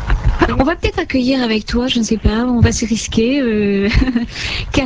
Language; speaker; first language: French; native; French